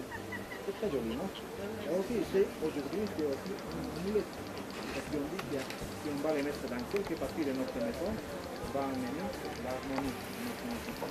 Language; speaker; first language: French; non-native, learner; Spanish